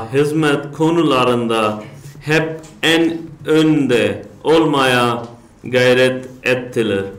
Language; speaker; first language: Turkish; non-native, learner; Urdu